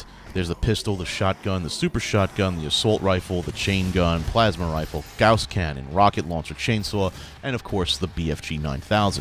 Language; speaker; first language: English; native; English